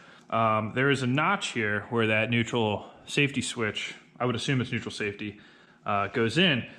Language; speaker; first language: English; native; English